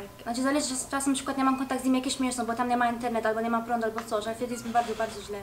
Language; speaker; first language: Polish; early bilingual, heritage; Arabic